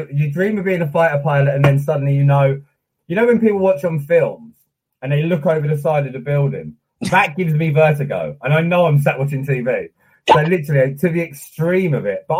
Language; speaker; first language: English; native; English